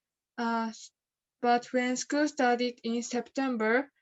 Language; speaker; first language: English; non-native, learner; Japanese